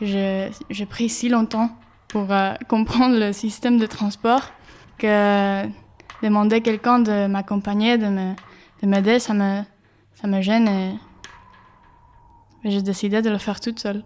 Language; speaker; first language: French; non-native, learner; Spanish